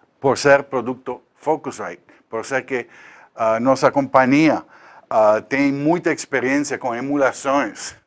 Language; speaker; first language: Portuguese; non-native, learner; Spanish